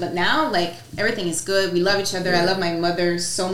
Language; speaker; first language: English; non-native, fluent; French